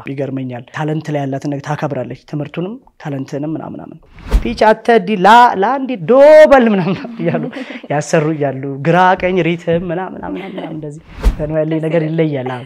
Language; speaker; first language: Amharic; native; Amharic